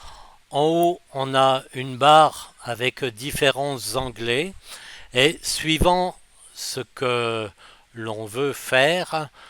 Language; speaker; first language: French; native; French